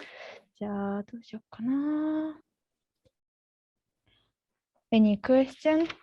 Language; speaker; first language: Japanese; native; Japanese